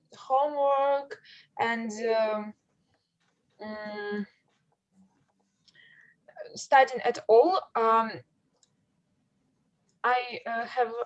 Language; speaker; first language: English; non-native, learner; Russian